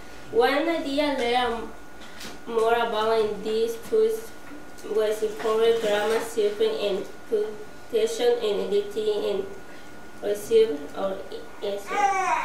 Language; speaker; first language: English; non-native, learner; Spanish